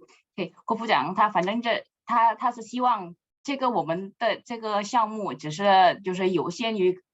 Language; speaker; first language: Chinese; non-native, fluent; Indonesian